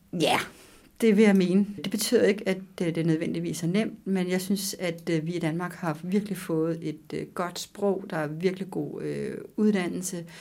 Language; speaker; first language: Danish; native; Danish